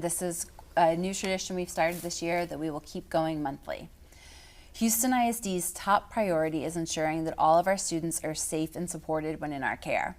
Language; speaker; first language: English; native; English